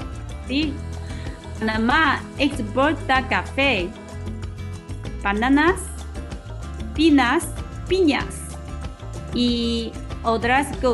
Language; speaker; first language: Spanish; non-native, learner; Chinese